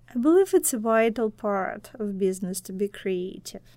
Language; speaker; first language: English; non-native, fluent; Russian